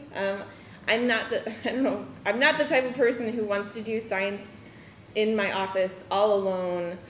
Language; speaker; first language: English; native; English